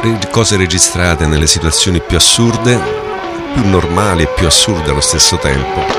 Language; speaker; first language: Italian; native; Italian